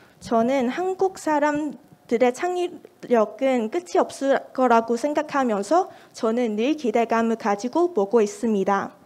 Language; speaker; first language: Korean; non-native, fluent; Cantonese